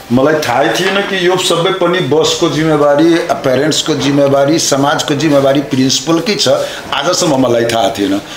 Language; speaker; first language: Nepali; non-native, local second language; Maithili